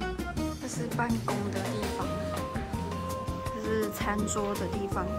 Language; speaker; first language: Chinese; native; Chinese